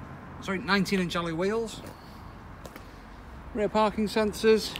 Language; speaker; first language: English; native; English